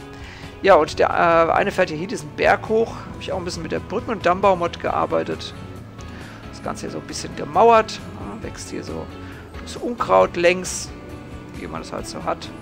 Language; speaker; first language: German; native; German